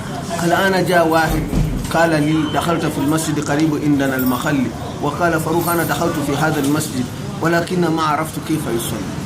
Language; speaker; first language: Arabic; non-native, learner; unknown